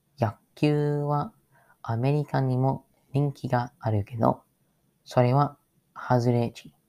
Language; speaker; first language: Japanese; non-native, learner; English